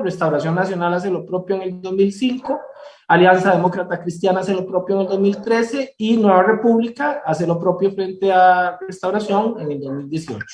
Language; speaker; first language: Spanish; native; Spanish